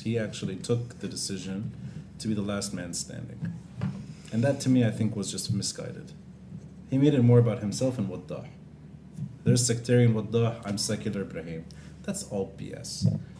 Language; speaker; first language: English; non-native, local second language; Arabic